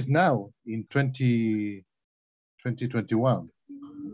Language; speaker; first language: English; non-native, learner; Spanish